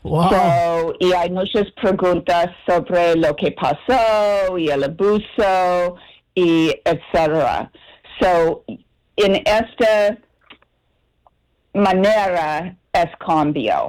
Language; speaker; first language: Spanish; non-native, learner; English